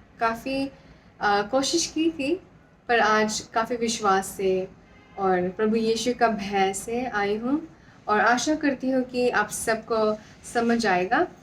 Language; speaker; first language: Hindi; non-native, local second language; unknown